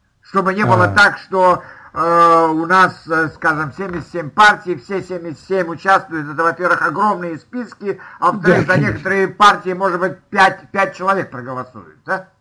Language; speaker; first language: Russian; native; Russian